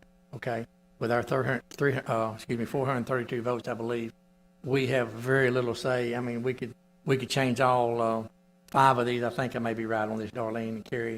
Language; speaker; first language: English; native; English